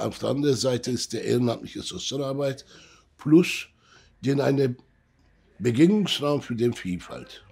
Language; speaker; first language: German; early bilingual, other home language; Turkish